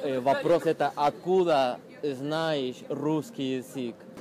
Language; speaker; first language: Russian; non-native, fluent; Spanish